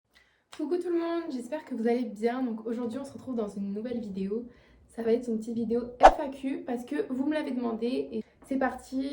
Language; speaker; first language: French; native; French